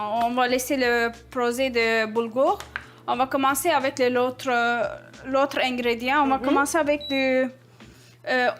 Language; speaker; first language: French; non-native, learner; Turkish